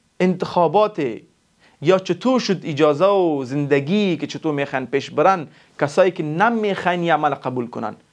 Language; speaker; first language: Persian; non-native, local second language; Pashto